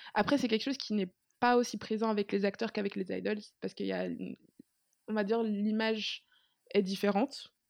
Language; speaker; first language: French; native; French